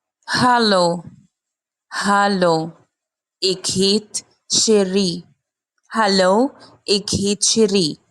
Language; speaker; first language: Dutch; non-native, learner; Arabic